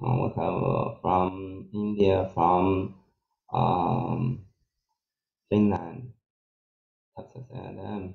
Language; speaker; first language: English; non-native, fluent; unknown